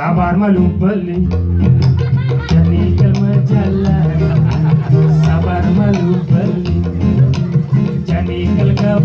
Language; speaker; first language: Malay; non-native, local second language; Balinese